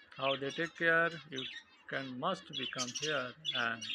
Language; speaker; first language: English; non-native, local second language; Bangla